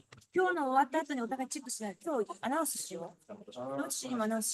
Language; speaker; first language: Japanese; native; Japanese